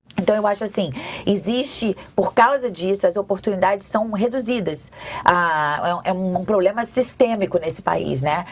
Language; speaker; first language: Portuguese; native; Portuguese